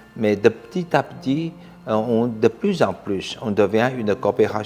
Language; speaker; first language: French; non-native, fluent; Chinese